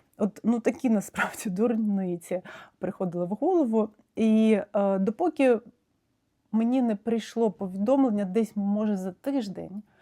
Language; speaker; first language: Ukrainian; non-native, local second language; Russian